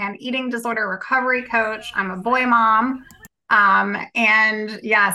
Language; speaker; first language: English; native; English